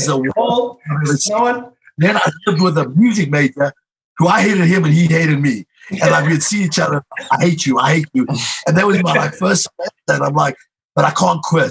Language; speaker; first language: English; native; English